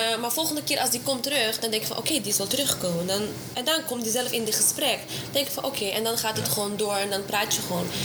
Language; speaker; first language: Dutch; non-native, fluent; Russian